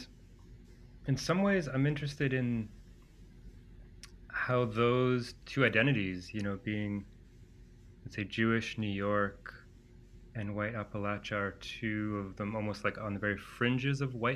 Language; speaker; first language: English; non-native, fluent; Greek